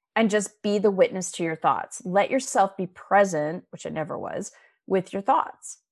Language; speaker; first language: English; native; English